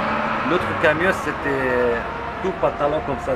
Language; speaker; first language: French; non-native, learner; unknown